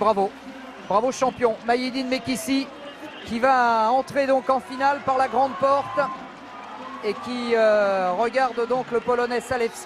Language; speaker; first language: French; native; French